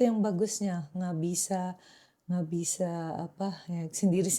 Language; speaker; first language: Indonesian; non-native, fluent; Filipino